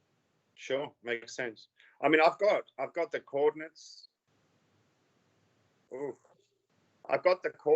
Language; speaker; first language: English; native; English